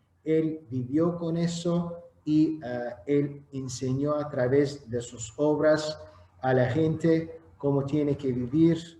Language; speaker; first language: Spanish; non-native, fluent; Azerbaijani